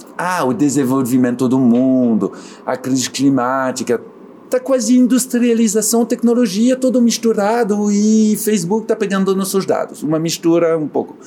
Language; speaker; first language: Portuguese; non-native, fluent; French